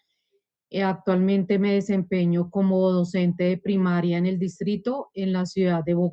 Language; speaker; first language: Spanish; native; Spanish